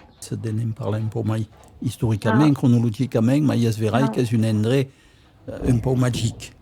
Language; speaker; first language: Occitan; native; Occitan